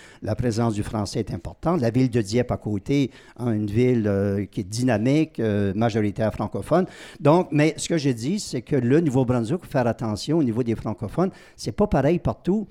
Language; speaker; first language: French; native; French